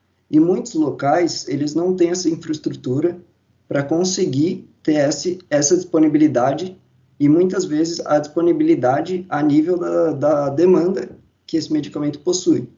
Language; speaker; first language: Portuguese; native; Portuguese